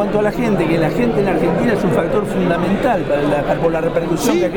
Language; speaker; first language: Spanish; native; Spanish